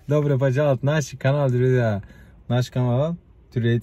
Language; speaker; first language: Russian; non-native, learner; Turkish